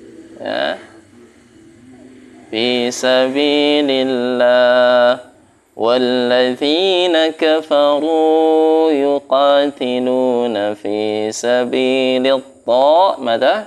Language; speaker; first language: Arabic; non-native, fluent; Indonesian